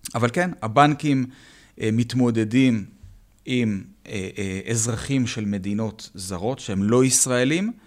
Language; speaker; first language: Hebrew; native; Hebrew